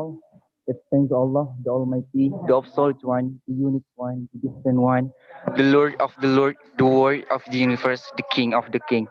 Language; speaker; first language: English; non-native, learner; Indonesian